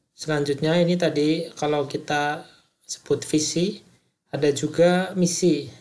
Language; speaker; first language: Indonesian; native; Indonesian